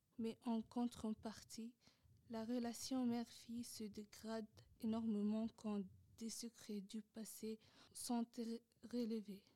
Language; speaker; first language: French; non-native, local second language; Arabic